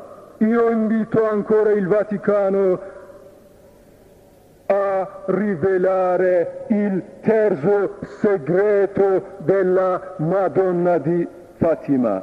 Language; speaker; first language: Italian; non-native, fluent; Turkish